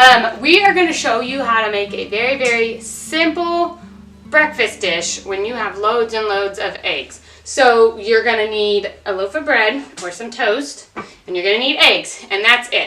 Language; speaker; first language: English; native; English